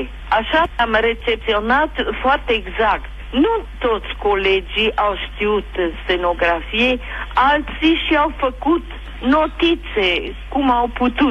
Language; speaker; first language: Romanian; non-native, local second language; German